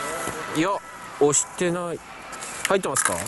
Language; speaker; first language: Japanese; native; Japanese